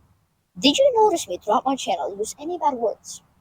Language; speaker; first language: English; native; English